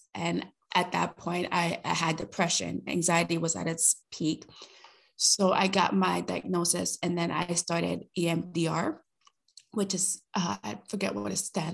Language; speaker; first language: English; early bilingual, other home language; Spanish